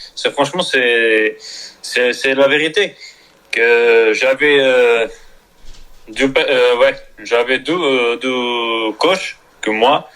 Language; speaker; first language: French; non-native, learner; Spanish